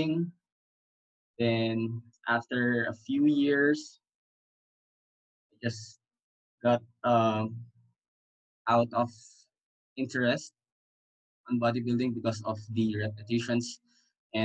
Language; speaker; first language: English; non-native, local second language; Filipino